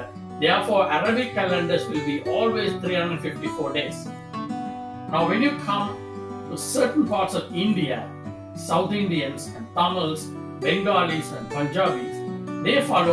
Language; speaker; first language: English; non-native, local second language; Tamil